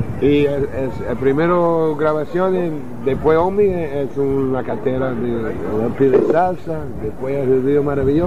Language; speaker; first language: Spanish; non-native, learner; English